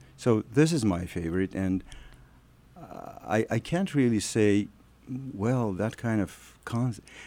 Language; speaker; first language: English; non-native, fluent; Russian